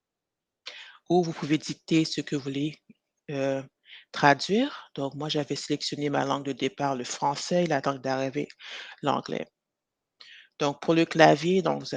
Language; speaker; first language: French; native; French